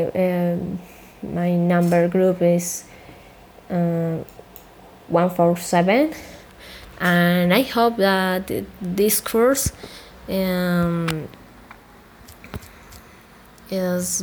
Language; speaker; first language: English; non-native, learner; Spanish